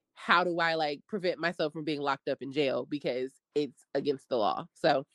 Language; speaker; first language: English; native; English